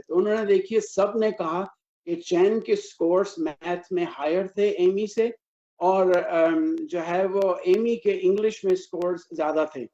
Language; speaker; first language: Urdu; native; Urdu